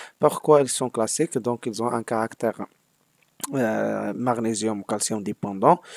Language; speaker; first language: French; non-native, local second language; Arabic